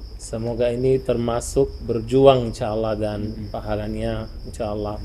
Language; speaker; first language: Indonesian; non-native, fluent; Arabic